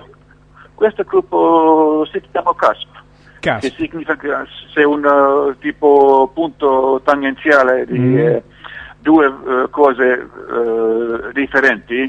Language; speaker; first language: Italian; non-native, learner; Finnish